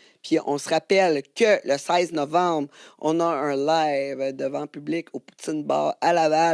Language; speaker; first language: French; native; French